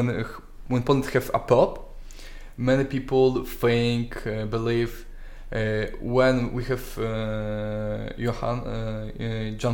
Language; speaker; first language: English; non-native, learner; Polish